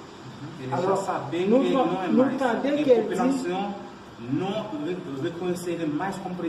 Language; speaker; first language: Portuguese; non-native, learner; Haitian Creole